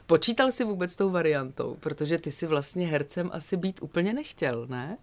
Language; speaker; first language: Czech; native; Czech